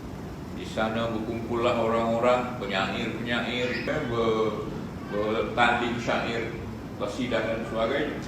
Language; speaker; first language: Malay; native; Malay